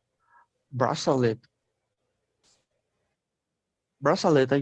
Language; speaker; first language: English; non-native, learner; Spanish